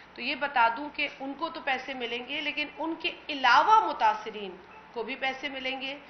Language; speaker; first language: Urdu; non-native, local second language; Sindhi